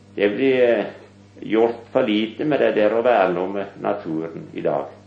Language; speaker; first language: Norwegian; native; Norwegian